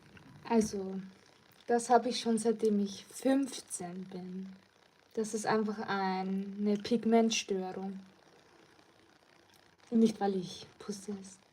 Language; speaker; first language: German; early bilingual, other home language; Turkish